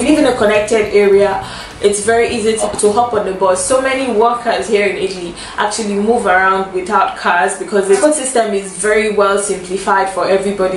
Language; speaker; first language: English; non-native, local second language; Igbo